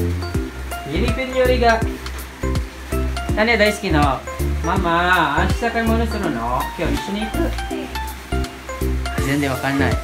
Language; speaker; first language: Japanese; non-native, learner; Filipino